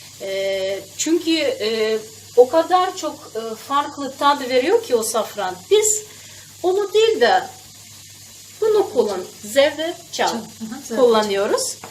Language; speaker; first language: Turkish; non-native, fluent; Russian